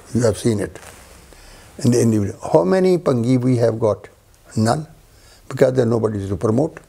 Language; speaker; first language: English; non-native, local second language; Punjabi